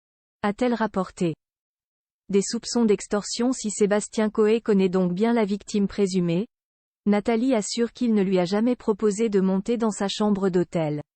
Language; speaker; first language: French; native; French